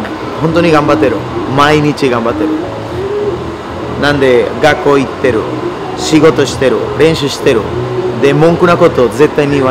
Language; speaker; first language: Japanese; non-native, learner; Spanish